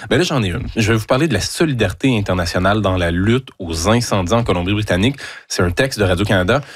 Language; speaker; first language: French; native; French